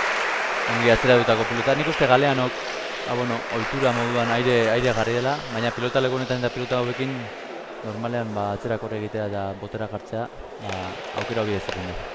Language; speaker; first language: Basque; native; Basque